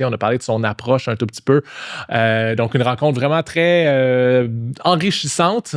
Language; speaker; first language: French; native; French